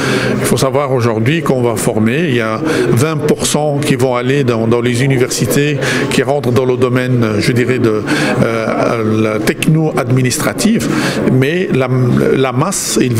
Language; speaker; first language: French; non-native, local second language; Arabic